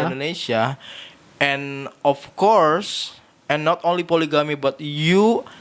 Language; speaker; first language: English; non-native, learner; Indonesian